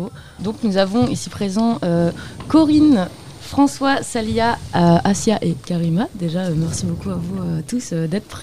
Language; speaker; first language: French; native; French